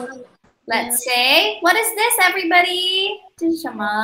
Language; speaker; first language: English; non-native, fluent; Chinese